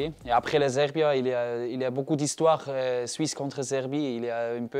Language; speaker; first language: French; non-native, learner; German